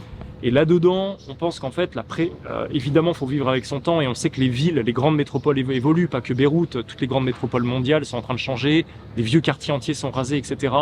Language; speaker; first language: French; native; French